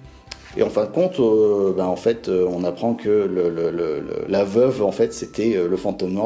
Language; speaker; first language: French; native; French